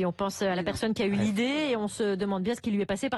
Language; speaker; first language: French; native; French